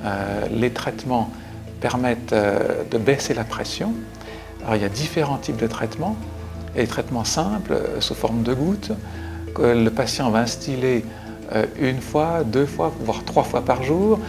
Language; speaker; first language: French; native; French